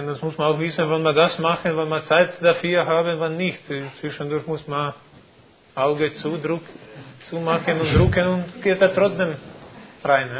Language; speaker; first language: German; non-native, fluent; Croatian